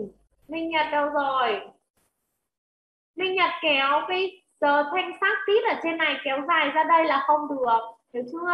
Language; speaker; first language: Vietnamese; native; Vietnamese